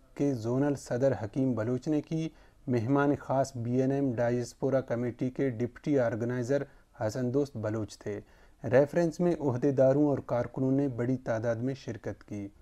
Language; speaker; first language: Urdu; non-native, local second language; Baluchi